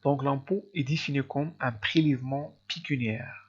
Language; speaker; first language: French; non-native, local second language; Arabic